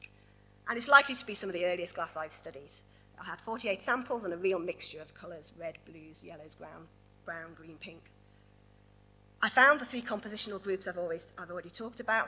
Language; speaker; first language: English; native; English